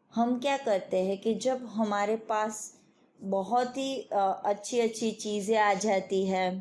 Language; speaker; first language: Hindi; non-native, local second language; Gujarati